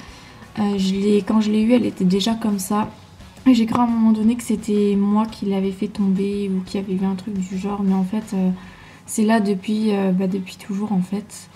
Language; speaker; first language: French; native; French